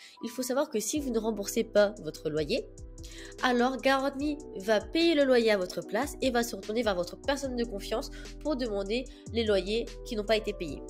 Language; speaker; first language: French; native; French